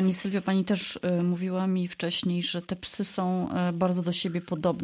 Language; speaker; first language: Polish; native; Polish